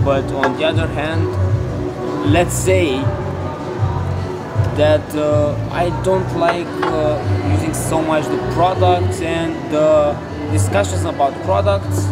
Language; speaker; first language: English; non-native, fluent; Romanian